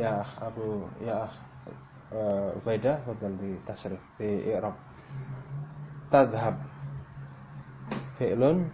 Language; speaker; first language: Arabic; non-native, fluent; Indonesian